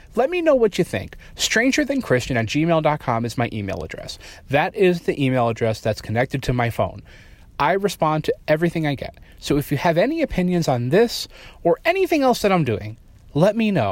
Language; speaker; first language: English; native; English